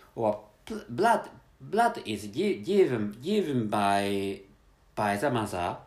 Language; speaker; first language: English; non-native, fluent; Japanese